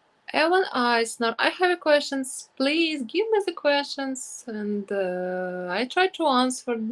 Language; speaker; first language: English; non-native, learner; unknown